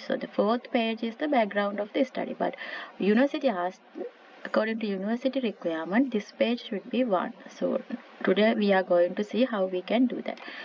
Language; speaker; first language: English; non-native, local second language; Sinhala